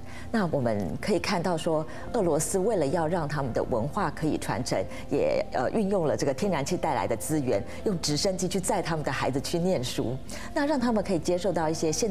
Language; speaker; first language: Chinese; native; Chinese